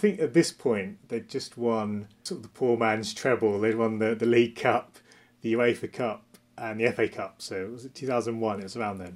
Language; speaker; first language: English; native; English